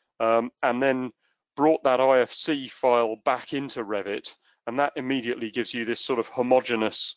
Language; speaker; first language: English; native; English